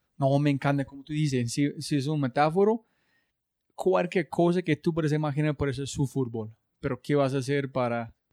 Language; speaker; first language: Spanish; non-native, learner; English